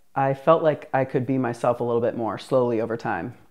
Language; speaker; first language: English; native; English